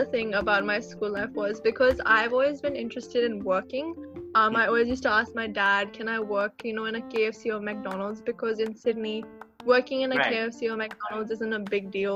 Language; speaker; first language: English; native; English